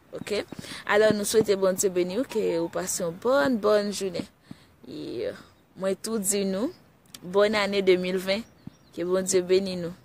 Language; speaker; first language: Haitian Creole; early bilingual, heritage; Haitian Creole